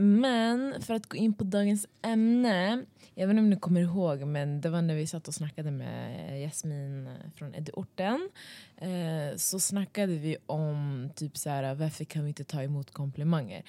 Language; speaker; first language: Swedish; early bilingual, other home language; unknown